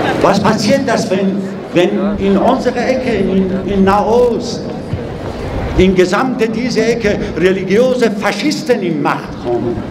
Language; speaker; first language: German; non-native, learner; Persian